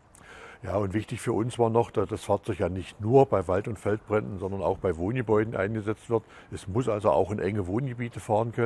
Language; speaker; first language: German; native; German